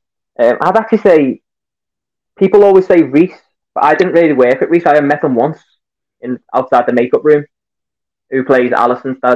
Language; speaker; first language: English; native; English